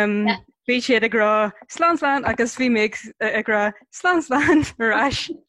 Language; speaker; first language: Irish; non-native, local second language; English